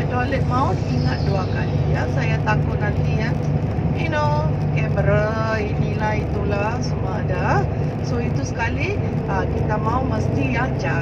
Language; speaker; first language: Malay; non-native, learner; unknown